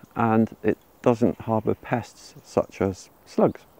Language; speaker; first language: English; native; English